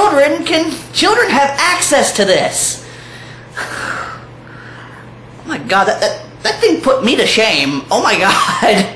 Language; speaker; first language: English; native; English